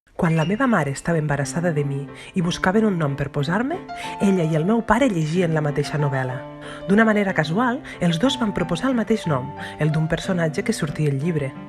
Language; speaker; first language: Catalan; native; Catalan